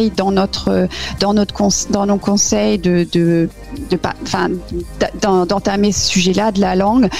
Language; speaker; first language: French; native; French